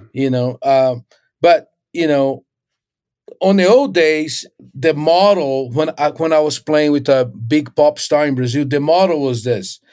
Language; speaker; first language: English; non-native, fluent; Portuguese